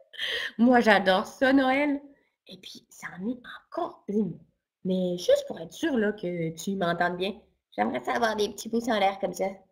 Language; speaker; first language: French; native; French